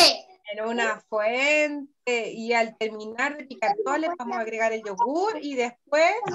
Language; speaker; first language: Spanish; native; Spanish